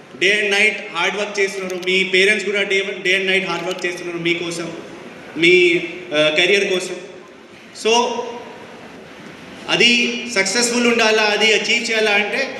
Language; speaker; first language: Telugu; non-native, fluent; Hindi